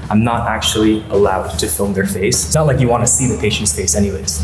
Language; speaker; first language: English; non-native, fluent; Spanish